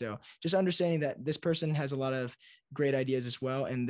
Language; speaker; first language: English; native; English